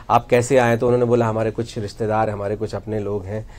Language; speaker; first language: Hindi; native; Hindi